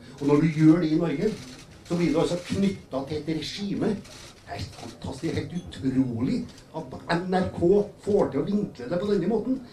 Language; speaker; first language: Norwegian; native; Norwegian